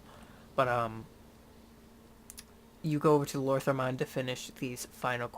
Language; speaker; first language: English; native; English